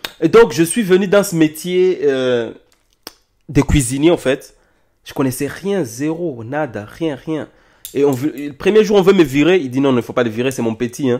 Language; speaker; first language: French; non-native, local second language; Lingala